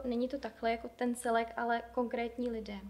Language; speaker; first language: Czech; native; Czech